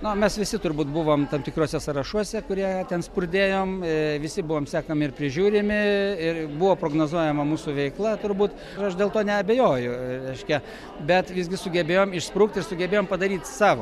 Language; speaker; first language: Lithuanian; native; Lithuanian